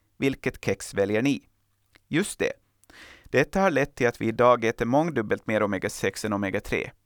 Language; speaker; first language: Swedish; native; Swedish